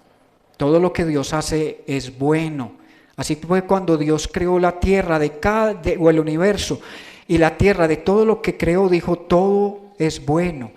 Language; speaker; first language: Spanish; native; Spanish